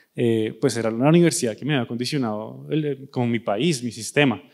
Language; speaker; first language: Spanish; native; Spanish